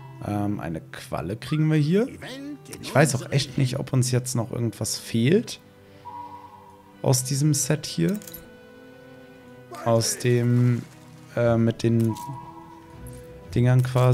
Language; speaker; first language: German; native; German